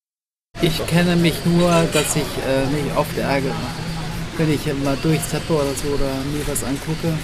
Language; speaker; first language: German; non-native, learner; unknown